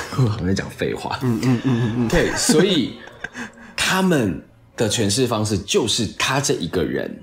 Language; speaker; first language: Chinese; native; Chinese